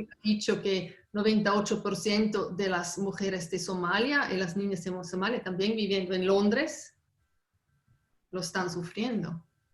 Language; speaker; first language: Spanish; non-native, fluent; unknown